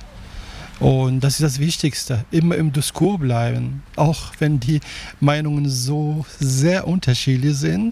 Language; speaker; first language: German; non-native, fluent; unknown